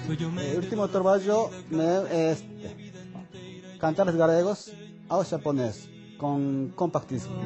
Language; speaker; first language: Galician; non-native, learner; Japanese